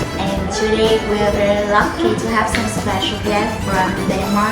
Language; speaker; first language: English; non-native, fluent; Vietnamese